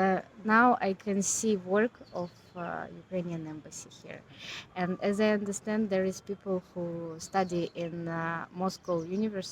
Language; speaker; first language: English; non-native, learner; Ukrainian